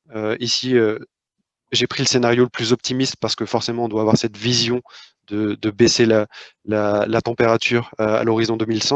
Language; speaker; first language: French; native; French